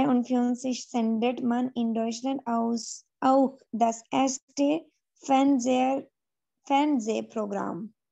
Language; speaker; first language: German; non-native, learner; Urdu